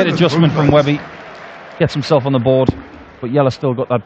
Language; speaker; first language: English; native; English